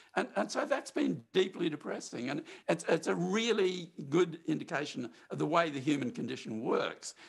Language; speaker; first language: English; native; English